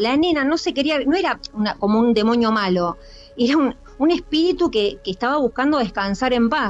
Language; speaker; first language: Spanish; native; Spanish